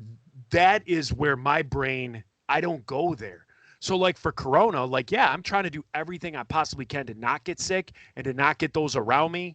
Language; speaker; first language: English; native; English